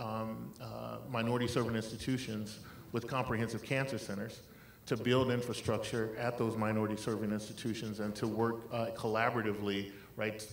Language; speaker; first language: English; native; English